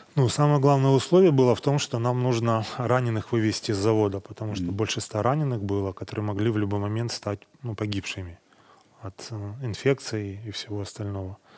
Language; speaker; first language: Russian; native; Russian